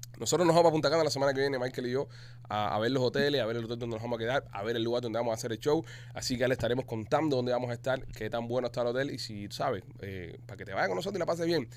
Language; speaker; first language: Spanish; native; Spanish